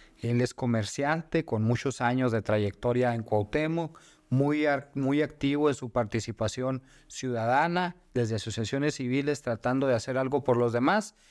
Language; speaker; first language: Spanish; native; Spanish